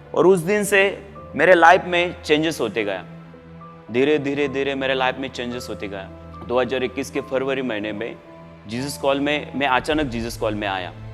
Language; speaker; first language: Hindi; non-native, local second language; Marathi